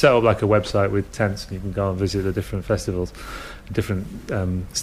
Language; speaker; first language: English; native; English